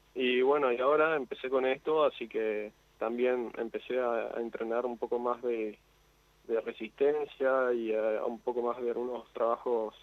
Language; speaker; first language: Spanish; native; Spanish